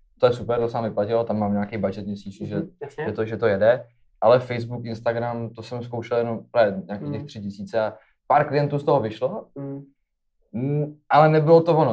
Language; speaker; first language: Czech; native; Czech